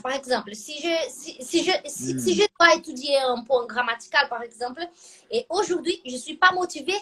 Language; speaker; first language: French; non-native, fluent; Portuguese